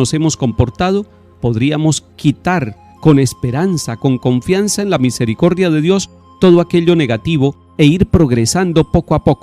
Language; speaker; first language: Spanish; native; Spanish